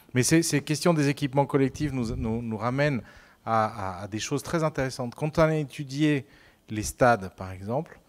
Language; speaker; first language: French; non-native, fluent; Spanish